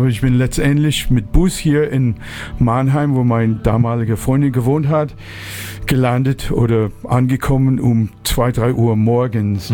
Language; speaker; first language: German; non-native, fluent; English